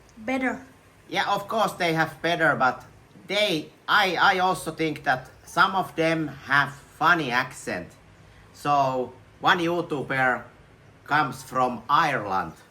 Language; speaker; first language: English; non-native, learner; Finnish